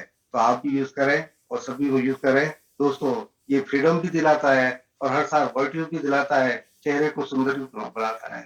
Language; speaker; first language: Hindi; native; Hindi